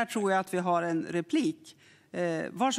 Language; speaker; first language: Swedish; native; Swedish